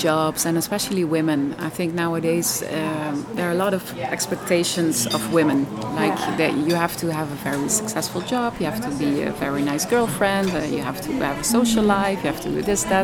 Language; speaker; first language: English; non-native, fluent; Dutch